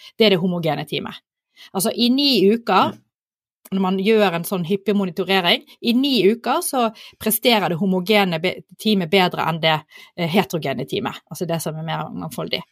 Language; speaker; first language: Norwegian; native; Norwegian